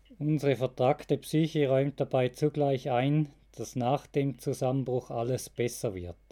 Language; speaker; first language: German; native; German